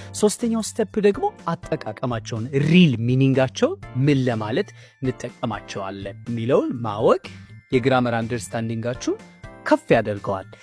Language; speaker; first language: Amharic; native; Amharic